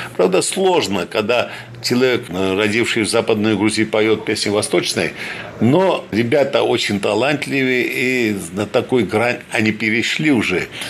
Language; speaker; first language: Russian; non-native, fluent; Georgian